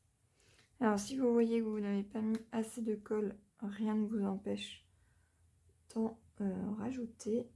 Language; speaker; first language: French; native; French